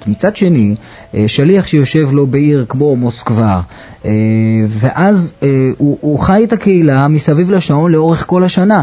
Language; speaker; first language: Hebrew; native; Hebrew